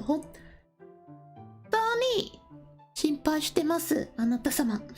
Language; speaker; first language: Japanese; non-native, learner; English